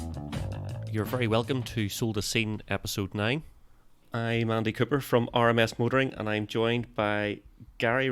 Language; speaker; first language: English; native; English